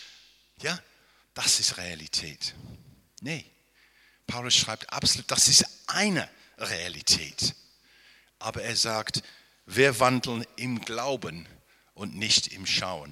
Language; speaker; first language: German; non-native, fluent; English